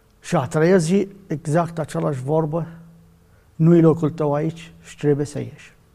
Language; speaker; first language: Romanian; non-native, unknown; Arabic